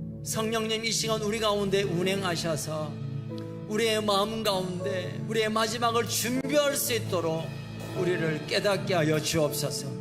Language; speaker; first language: Korean; native; Korean